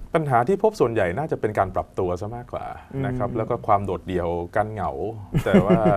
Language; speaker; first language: Thai; native; Thai